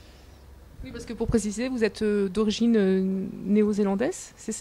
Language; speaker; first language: French; native; French